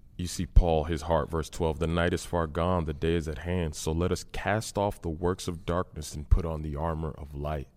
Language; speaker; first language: English; native; English